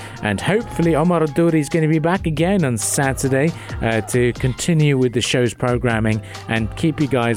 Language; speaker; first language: English; non-native, local second language; Urdu